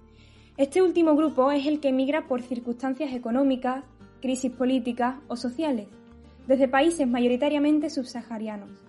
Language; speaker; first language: Spanish; native; Spanish